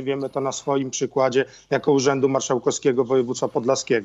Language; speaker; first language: Polish; native; Polish